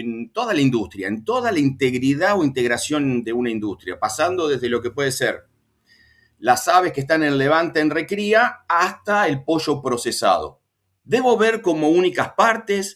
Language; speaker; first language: Spanish; native; Spanish